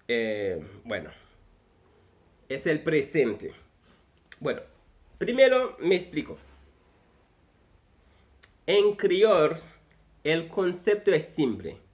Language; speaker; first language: Spanish; non-native, fluent; Haitian Creole